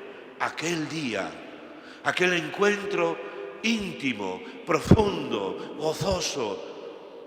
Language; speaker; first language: Spanish; native; Spanish